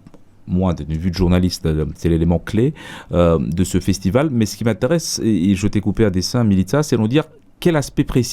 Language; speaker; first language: French; native; French